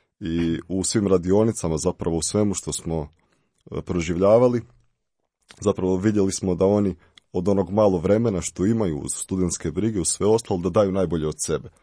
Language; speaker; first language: Croatian; native; Croatian